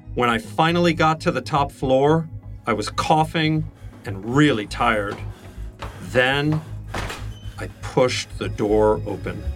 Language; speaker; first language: English; native; English